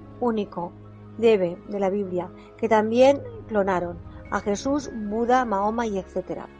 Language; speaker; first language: Spanish; native; Spanish